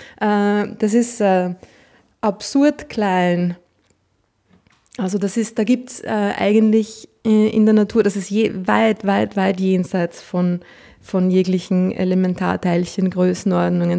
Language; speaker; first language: German; native; German